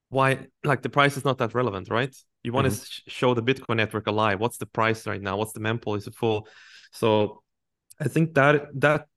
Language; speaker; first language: English; non-native, fluent; Swedish